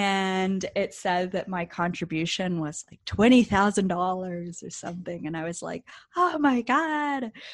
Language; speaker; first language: English; native; English